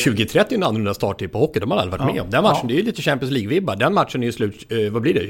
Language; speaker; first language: Swedish; native; Swedish